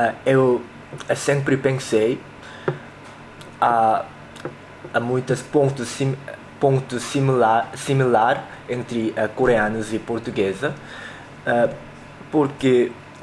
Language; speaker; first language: Portuguese; non-native, learner; Korean